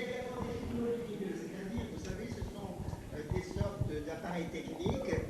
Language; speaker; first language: French; native; French